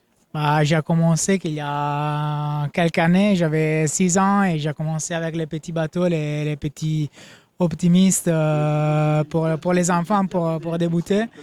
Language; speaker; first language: French; non-native, fluent; Italian